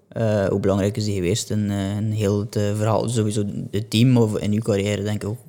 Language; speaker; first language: Dutch; native; Dutch